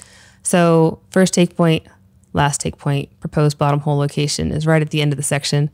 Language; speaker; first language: English; native; English